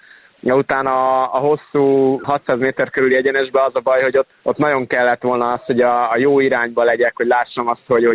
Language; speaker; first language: Hungarian; native; Hungarian